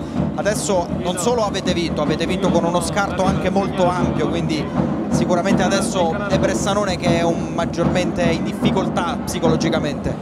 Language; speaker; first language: Italian; native; Italian